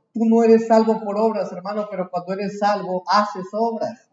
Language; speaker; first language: Spanish; native; Spanish